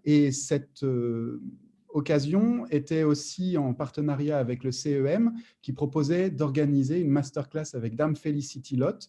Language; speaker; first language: French; native; French